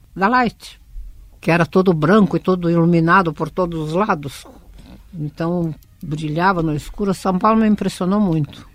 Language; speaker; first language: Portuguese; early bilingual, other home language; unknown